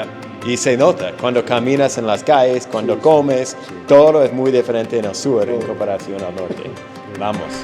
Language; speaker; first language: Spanish; non-native, fluent; English